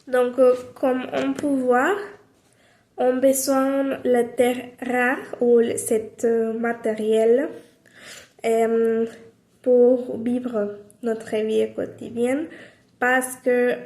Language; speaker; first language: French; non-native, learner; Spanish